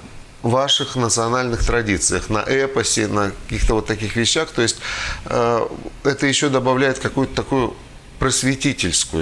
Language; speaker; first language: Russian; native; Russian